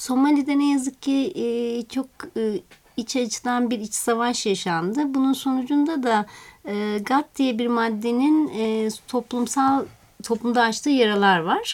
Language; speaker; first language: Turkish; native; Turkish